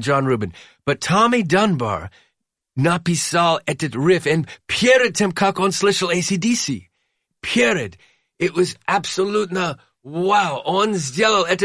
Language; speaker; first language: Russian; non-native, learner; English